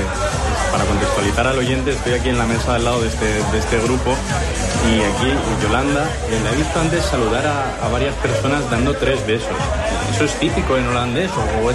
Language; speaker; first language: Spanish; native; Spanish